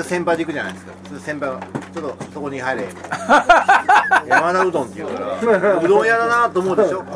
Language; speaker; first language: Japanese; native; Japanese